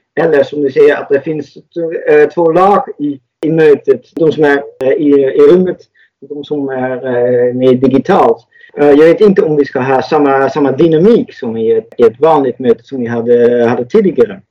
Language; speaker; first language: Swedish; non-native, fluent; Dutch